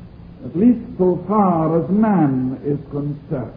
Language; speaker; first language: English; non-native, local second language; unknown